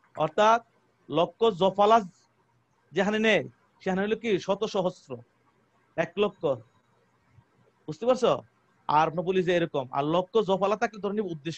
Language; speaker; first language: Bangla; native; Bangla